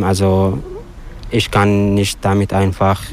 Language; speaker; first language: German; non-native, learner; Arabic